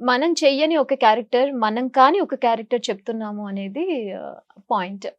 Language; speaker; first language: Telugu; native; Telugu